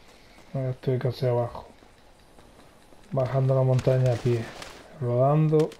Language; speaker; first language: Spanish; native; Spanish